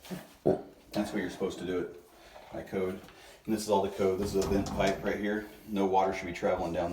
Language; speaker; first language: English; native; English